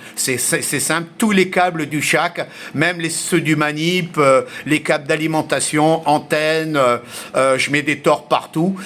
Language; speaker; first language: French; early bilingual, heritage; French